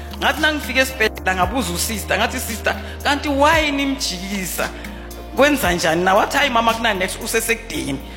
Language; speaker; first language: Zulu; non-native, local second language; South Ndebele